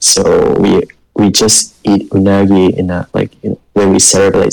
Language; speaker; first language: English; non-native, learner; Japanese